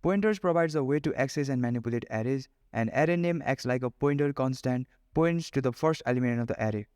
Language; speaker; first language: English; non-native, local second language; Nepali